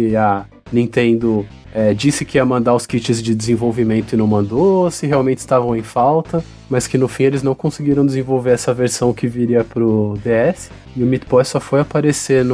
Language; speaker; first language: Portuguese; native; Portuguese